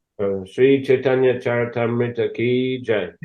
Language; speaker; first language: Russian; non-native, learner; English